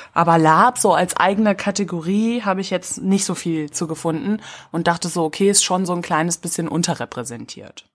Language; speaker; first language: German; native; German